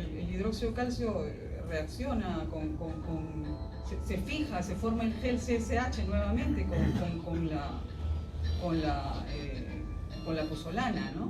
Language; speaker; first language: Spanish; native; Spanish